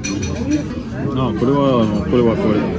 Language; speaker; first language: Japanese; non-native, learner; French